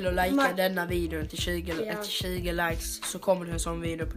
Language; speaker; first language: Swedish; native; Swedish